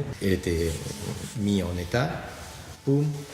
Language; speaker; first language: French; non-native, fluent; Portuguese